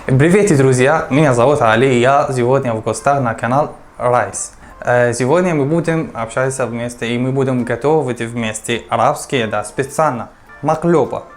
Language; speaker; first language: Russian; non-native, learner; Arabic